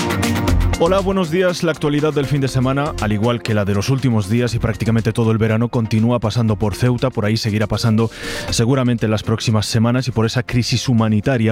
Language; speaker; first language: Spanish; native; Spanish